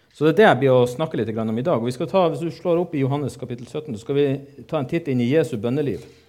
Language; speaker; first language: Norwegian; native; Norwegian